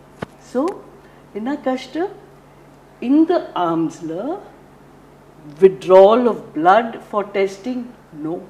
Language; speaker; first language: Tamil; non-native, learner; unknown